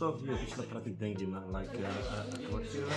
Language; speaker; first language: Russian; non-native, learner; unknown